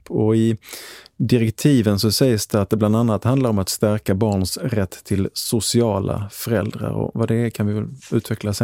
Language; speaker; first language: Swedish; native; Swedish